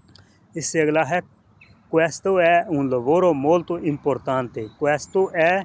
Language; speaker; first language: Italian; non-native, fluent; Punjabi